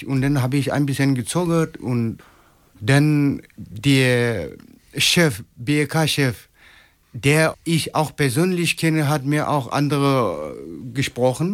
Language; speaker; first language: German; non-native, fluent; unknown